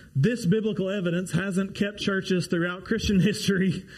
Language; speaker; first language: English; native; English